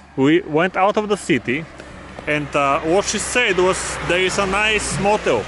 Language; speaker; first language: English; non-native, fluent; Bulgarian